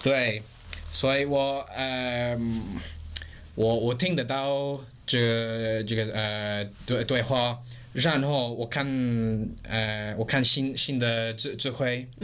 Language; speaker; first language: Chinese; non-native, learner; English